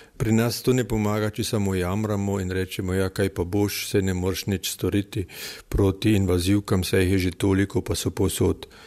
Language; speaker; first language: Slovenian; native; Slovenian